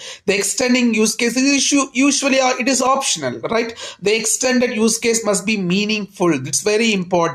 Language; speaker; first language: English; non-native, local second language; Tamil